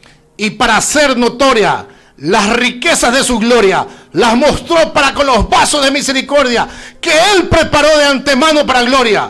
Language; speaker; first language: Spanish; native; Spanish